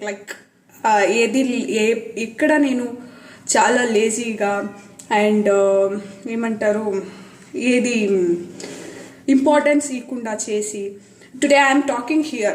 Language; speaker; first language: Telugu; non-native, learner; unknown